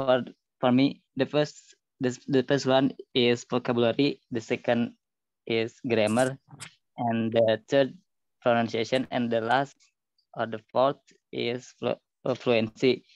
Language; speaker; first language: English; non-native, learner; Indonesian